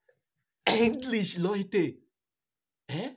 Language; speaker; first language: German; non-native, learner; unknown